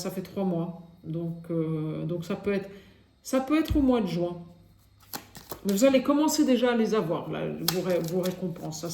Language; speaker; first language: French; native; French